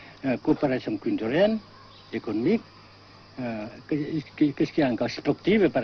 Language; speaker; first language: French; non-native, local second language; Vietnamese